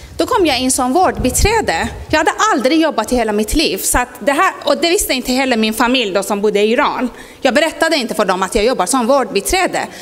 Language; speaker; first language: Swedish; non-native, fluent; Persian